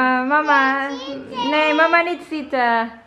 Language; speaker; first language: Dutch; non-native, learner; Filipino